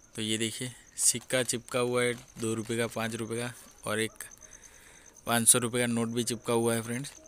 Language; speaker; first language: Hindi; native; Hindi